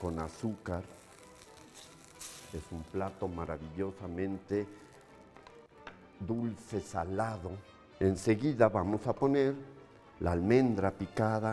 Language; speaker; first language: Spanish; native; Spanish